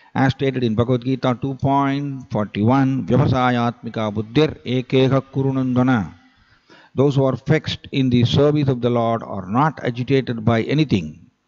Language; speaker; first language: English; non-native, local second language; Tamil